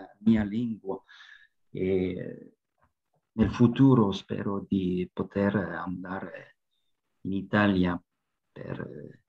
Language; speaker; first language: Italian; non-native, learner; French